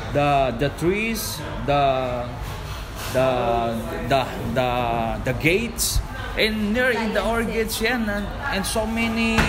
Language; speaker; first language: English; non-native, local second language; Filipino